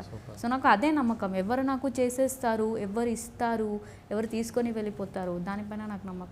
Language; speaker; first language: Telugu; non-native, learner; Odia